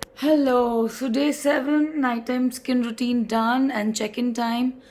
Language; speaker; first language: English; non-native, local second language; Hindi